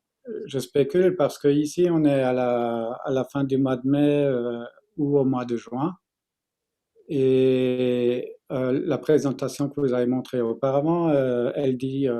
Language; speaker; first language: French; non-native, fluent; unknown